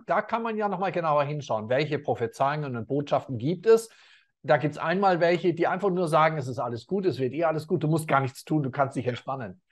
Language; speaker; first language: German; native; German